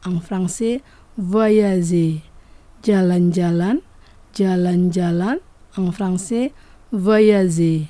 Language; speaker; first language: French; non-native, fluent; Indonesian